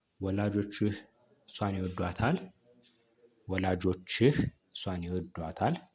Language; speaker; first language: Amharic; native; Amharic